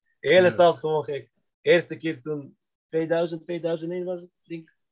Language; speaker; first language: Dutch; non-native, fluent; Macedonian